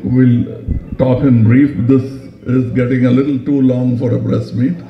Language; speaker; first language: English; non-native, local second language; Tamil